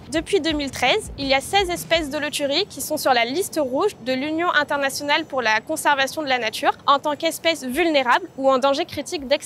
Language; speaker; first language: French; native; French